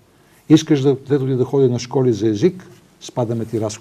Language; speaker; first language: Bulgarian; native; Bulgarian